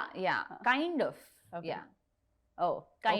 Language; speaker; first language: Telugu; non-native, learner; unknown